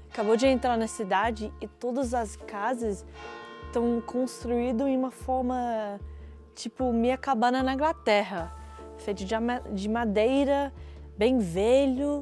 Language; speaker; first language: Portuguese; non-native, fluent; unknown